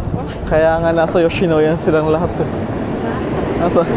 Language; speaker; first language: Filipino; native; Filipino